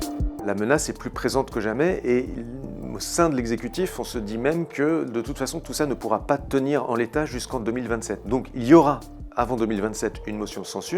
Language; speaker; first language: French; native; French